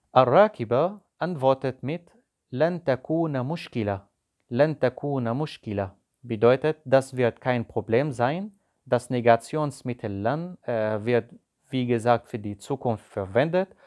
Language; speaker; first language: German; non-native, fluent; Arabic